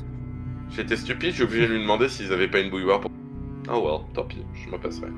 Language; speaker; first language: French; native; French